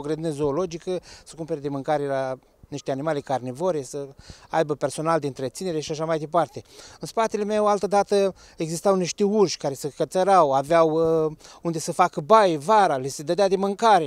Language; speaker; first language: Romanian; native; Romanian